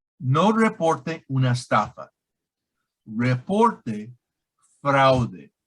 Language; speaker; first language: Spanish; non-native, learner; English